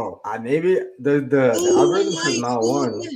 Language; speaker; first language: English; native; English